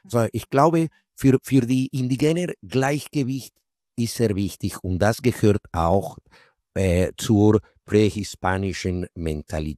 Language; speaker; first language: German; non-native, fluent; Spanish